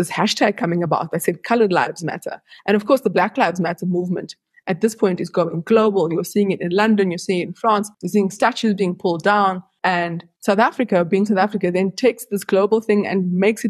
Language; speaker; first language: English; native; English